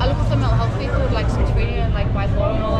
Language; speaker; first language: English; native; English